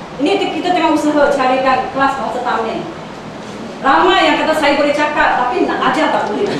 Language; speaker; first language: Malay; non-native, local second language; Chinese